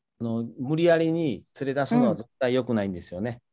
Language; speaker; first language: Japanese; native; Japanese